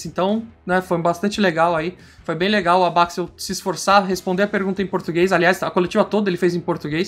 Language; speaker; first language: Portuguese; native; Portuguese